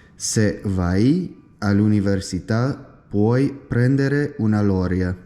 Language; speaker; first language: Italian; non-native, learner; English